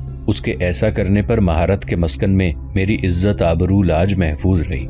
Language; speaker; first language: Urdu; native; Urdu